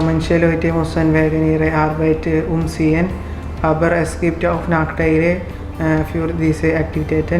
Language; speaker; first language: German; non-native, learner; Malayalam